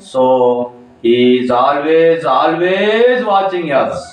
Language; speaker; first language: English; non-native, local second language; Telugu